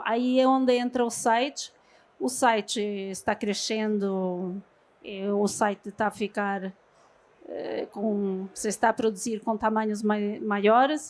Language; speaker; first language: Portuguese; non-native, fluent; Norwegian